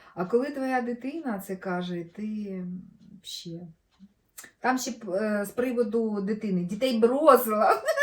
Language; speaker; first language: Ukrainian; non-native, local second language; Russian